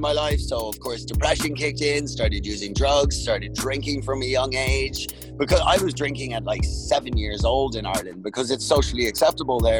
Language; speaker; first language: English; native; English